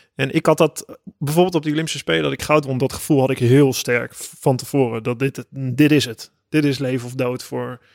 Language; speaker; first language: Dutch; native; Dutch